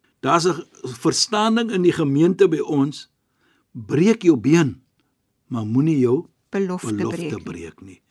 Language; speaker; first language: Afrikaans; non-native, fluent; Arabic